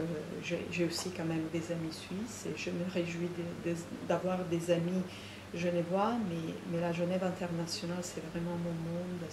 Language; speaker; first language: French; non-native, fluent; Italian